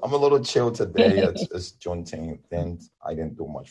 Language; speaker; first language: English; non-native, local second language; Yoruba